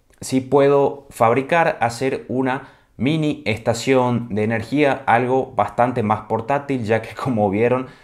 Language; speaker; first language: Spanish; native; Spanish